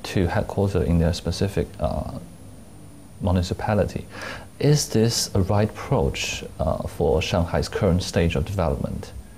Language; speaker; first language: English; non-native, fluent; Chinese